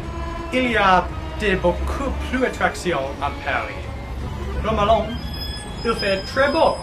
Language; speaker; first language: French; non-native, learner; English